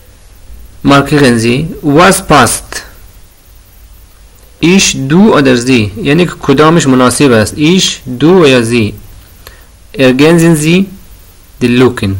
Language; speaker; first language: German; non-native, fluent; Persian